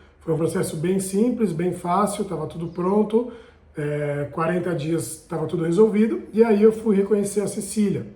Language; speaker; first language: Portuguese; native; Portuguese